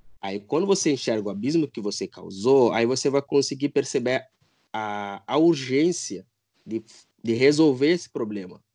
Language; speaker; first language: Portuguese; non-native, local second language; Upper Guinea Crioulo